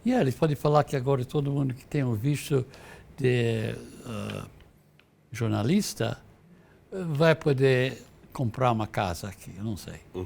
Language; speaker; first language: Portuguese; non-native, fluent; English